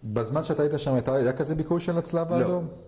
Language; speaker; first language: Hebrew; native; Hebrew